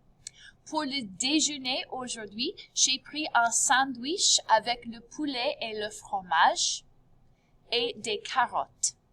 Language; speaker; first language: French; non-native, fluent; English